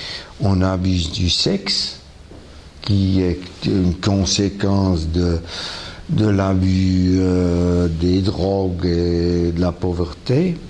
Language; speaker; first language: French; non-native, local second language; German